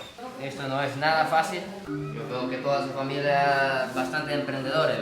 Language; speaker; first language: Spanish; non-native, fluent; Japanese